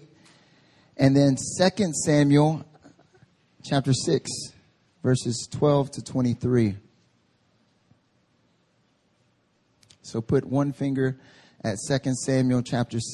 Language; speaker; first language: English; native; English